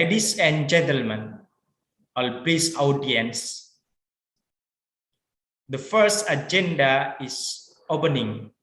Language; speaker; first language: English; non-native, learner; Indonesian